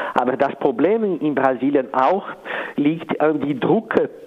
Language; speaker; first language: German; non-native, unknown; Portuguese